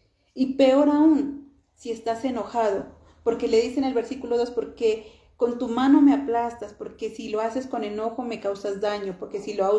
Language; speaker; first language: Spanish; native; Spanish